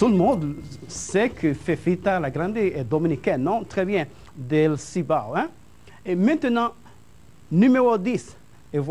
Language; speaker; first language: French; non-native, fluent; Spanish